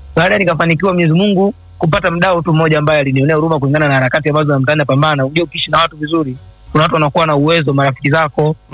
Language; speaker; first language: Swahili; native; Swahili